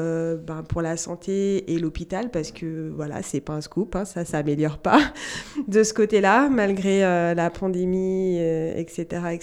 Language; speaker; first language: French; native; French